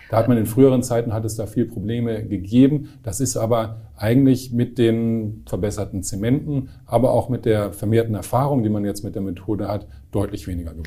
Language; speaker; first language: German; native; German